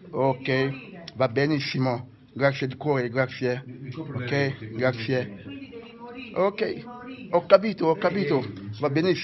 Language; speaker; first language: Italian; non-native, learner; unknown